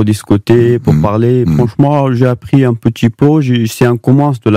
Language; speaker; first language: French; non-native, learner; Pashto